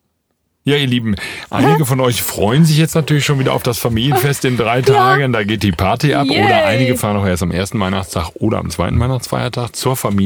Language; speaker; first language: German; native; German